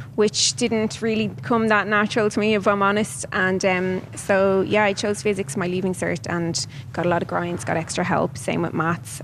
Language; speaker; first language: English; native; English